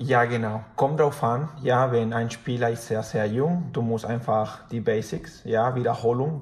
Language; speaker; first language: German; non-native, fluent; Spanish